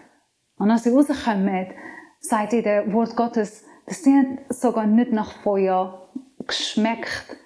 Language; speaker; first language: German; non-native, fluent; Persian